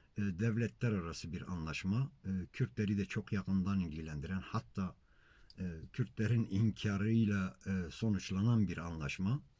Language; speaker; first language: Turkish; non-native, local second language; Kurdish